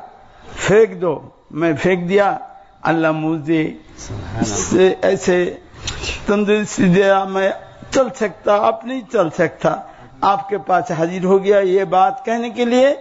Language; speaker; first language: Hindi; non-native, learner; Bangla